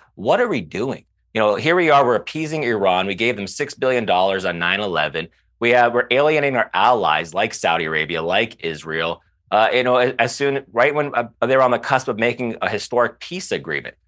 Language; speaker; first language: English; early bilingual, other home language; Arabic